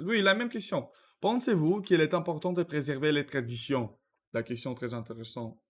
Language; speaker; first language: French; non-native, learner; Russian